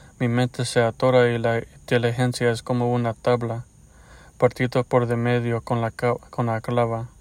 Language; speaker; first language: Spanish; early bilingual, heritage; Spanish